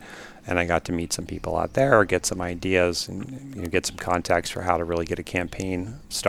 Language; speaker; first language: English; native; English